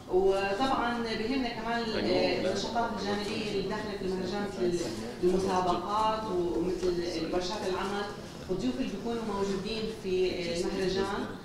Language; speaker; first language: Arabic; native; Arabic